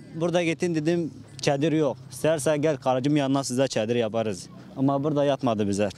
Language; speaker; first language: Turkish; non-native, learner; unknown